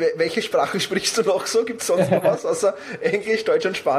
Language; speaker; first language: German; native; German